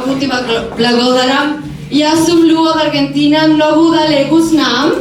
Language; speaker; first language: Macedonian; non-native, learner; Spanish